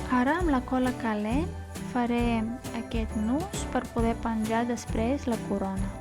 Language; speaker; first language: Catalan; non-native, local second language; Spanish